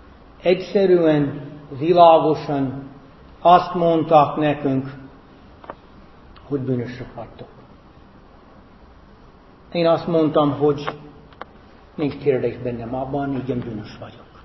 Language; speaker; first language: Hungarian; non-native, fluent; English